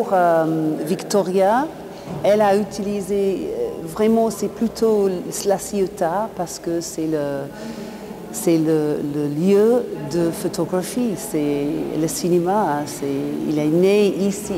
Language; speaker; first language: French; non-native, fluent; English